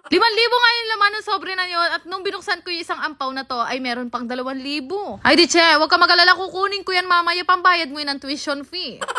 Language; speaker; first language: Filipino; native; Filipino